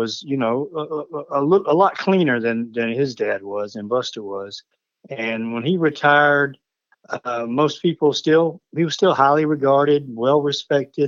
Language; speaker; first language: English; native; English